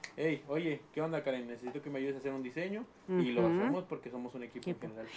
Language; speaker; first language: Spanish; native; Spanish